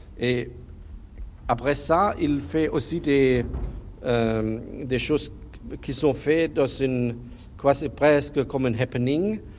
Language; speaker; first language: French; non-native, learner; German